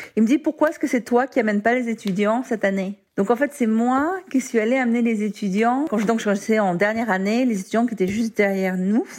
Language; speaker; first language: French; native; French